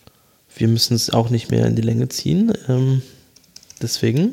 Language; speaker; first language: German; native; German